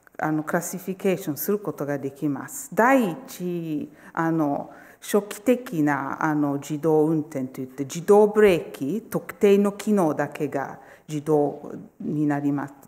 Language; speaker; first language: Japanese; non-native, fluent; Italian